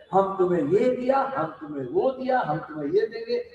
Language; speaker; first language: Hindi; non-native, local second language; Bangla